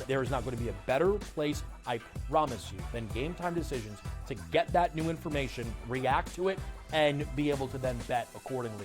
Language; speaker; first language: English; native; English